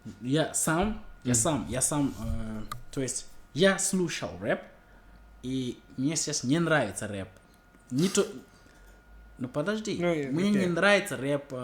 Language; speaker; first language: Russian; non-native, learner; English